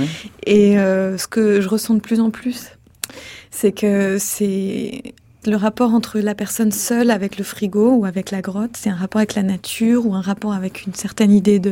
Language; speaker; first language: French; native; French